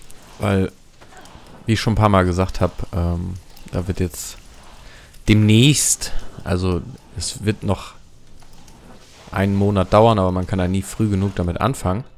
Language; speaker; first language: German; native; German